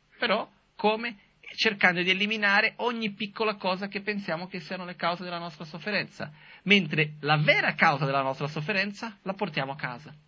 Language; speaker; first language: Italian; non-native, fluent; Portuguese